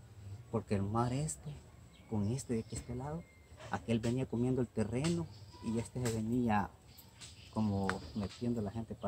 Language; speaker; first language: Spanish; native; Spanish